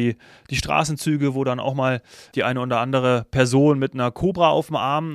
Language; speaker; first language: German; native; German